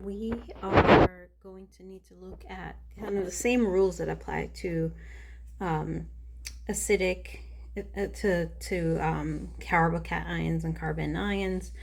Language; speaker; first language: English; native; English